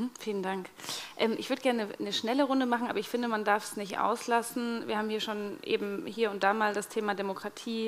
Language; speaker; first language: German; native; German